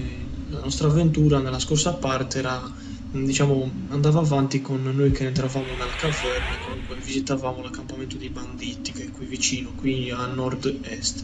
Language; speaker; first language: Italian; native; Italian